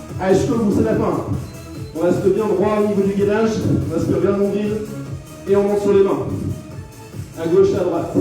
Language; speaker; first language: French; native; French